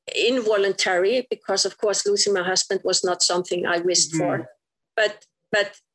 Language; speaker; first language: English; non-native, fluent; Icelandic